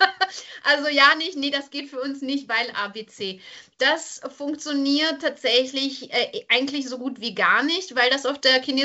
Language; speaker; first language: German; native; German